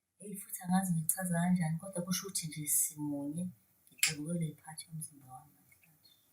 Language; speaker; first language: Zulu; native; Zulu